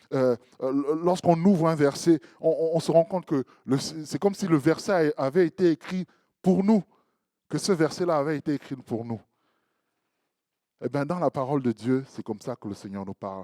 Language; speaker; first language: French; native; French